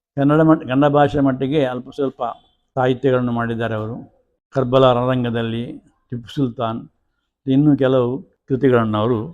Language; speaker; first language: Kannada; non-native, local second language; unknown